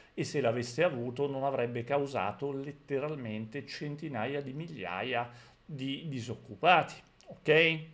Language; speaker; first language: Italian; native; Italian